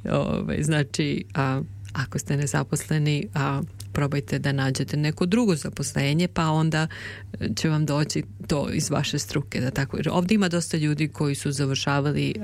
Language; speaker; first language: Serbian; native; Serbian